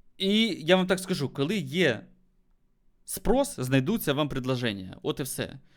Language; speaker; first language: Ukrainian; native; Ukrainian